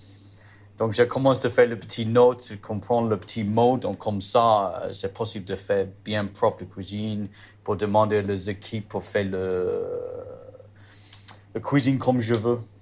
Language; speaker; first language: French; non-native, learner; English